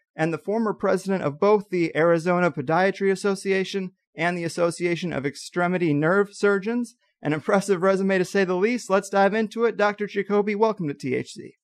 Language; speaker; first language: English; native; English